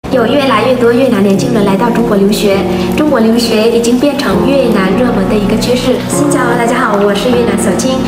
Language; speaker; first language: Chinese; non-native, fluent; Vietnamese